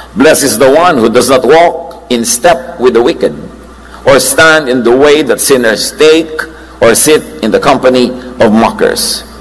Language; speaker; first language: English; non-native, local second language; Filipino